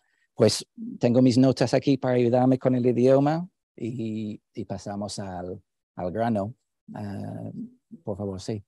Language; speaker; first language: Spanish; non-native, fluent; English